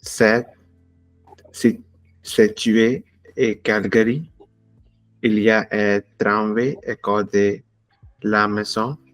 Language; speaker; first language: French; non-native, learner; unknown